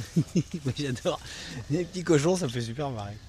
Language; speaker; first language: French; native; French